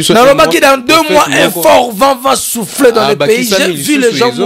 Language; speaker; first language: French; non-native, local second language; Lingala